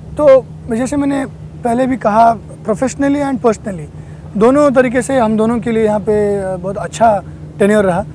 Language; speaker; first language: Hindi; non-native, fluent; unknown